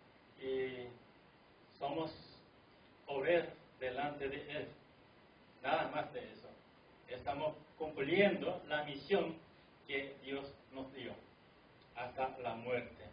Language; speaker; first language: Spanish; non-native, fluent; Korean